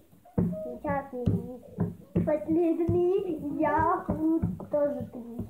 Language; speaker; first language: Russian; early bilingual, heritage; Russian